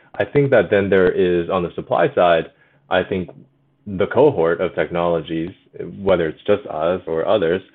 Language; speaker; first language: English; early bilingual, other home language; Chinese